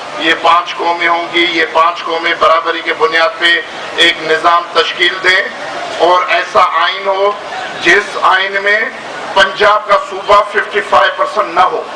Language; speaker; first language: Urdu; non-native, local second language; Sindhi